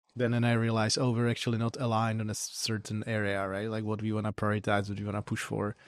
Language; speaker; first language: English; non-native, fluent; Czech